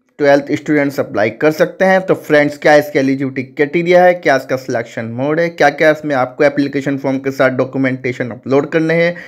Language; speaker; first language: Hindi; native; Hindi